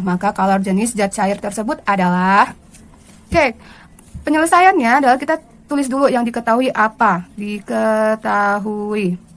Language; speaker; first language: Indonesian; native; Indonesian